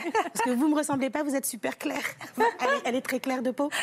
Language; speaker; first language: French; native; French